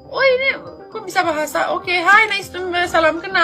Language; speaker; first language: Indonesian; non-native, fluent; Romanian